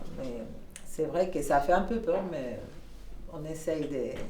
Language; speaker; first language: French; non-native, learner; Spanish